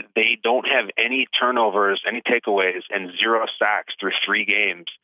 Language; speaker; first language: English; native; English